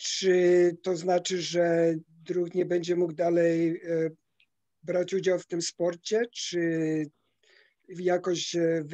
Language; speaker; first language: Polish; early bilingual, heritage; Polish